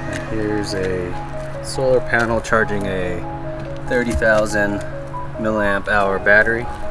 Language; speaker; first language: English; early bilingual, other home language; Vietnamese